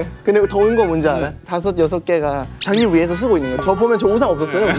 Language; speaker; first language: Korean; non-native, fluent; Thai